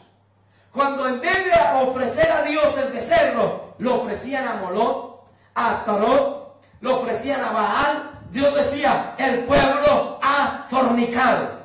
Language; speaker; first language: Spanish; native; Spanish